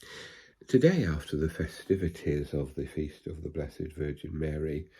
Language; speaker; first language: English; native; English